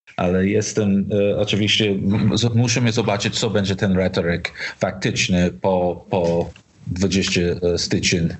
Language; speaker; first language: Polish; non-native, learner; English